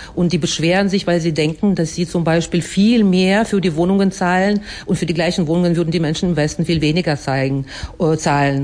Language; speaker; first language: German; non-native, fluent; Ukrainian